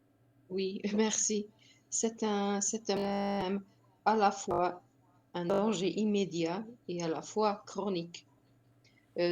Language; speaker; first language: French; non-native, fluent; Hungarian